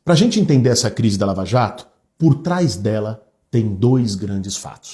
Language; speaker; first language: Portuguese; native; Portuguese